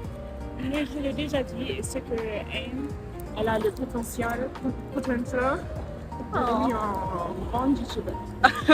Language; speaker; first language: French; non-native, fluent; German